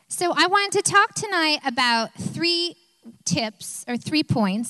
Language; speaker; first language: Spanish; non-native, fluent; English